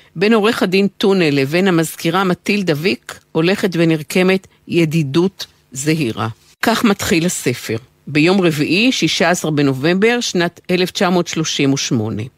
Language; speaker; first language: Hebrew; native; Hebrew